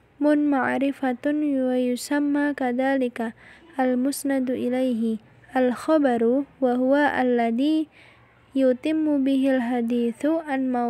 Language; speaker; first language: Arabic; non-native, learner; Indonesian